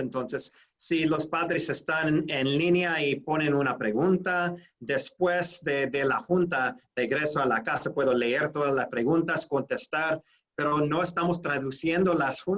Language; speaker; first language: Spanish; non-native, fluent; English